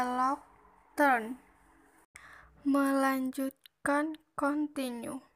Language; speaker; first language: Indonesian; native; Indonesian